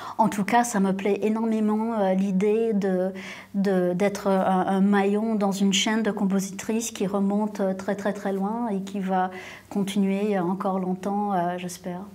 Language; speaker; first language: French; non-native, local second language; English